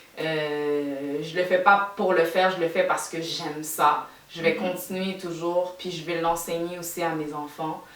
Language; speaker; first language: French; native; French